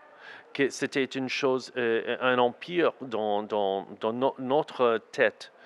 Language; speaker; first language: French; non-native, learner; English